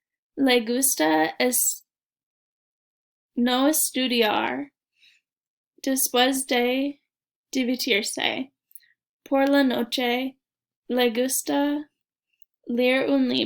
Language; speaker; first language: Spanish; non-native, learner; English